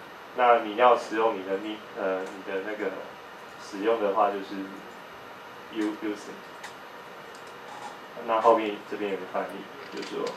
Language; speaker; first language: Chinese; native; Chinese